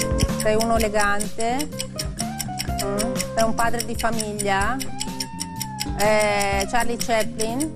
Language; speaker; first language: Italian; native; Italian